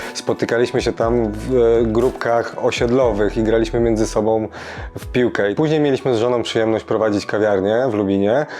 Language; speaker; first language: Polish; native; Polish